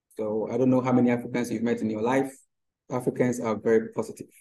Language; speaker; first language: English; non-native, local second language; Akan